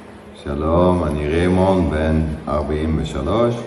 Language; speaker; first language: Hebrew; non-native, learner; Dutch